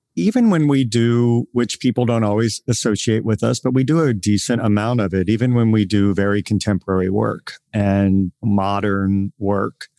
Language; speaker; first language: English; native; English